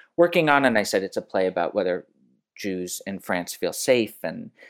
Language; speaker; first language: English; early bilingual, other home language; French